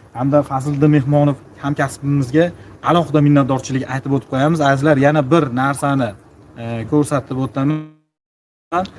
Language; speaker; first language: Uzbek; native; Uzbek